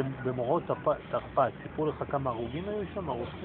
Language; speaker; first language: Hebrew; native; Hebrew